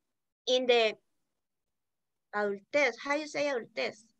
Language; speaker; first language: English; non-native, learner; Spanish